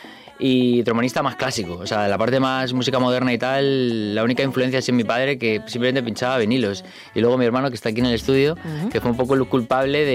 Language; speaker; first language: Spanish; native; Spanish